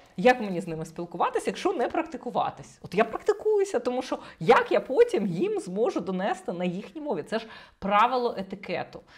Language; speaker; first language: Ukrainian; non-native, local second language; Russian